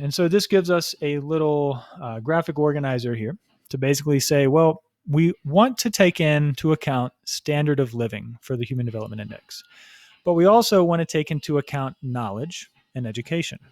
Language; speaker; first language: English; native; English